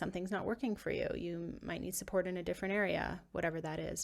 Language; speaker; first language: English; native; English